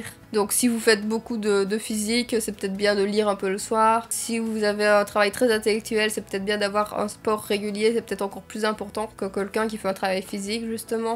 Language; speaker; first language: French; native; French